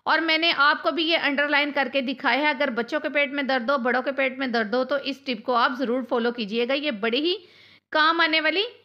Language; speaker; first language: Hindi; native; Hindi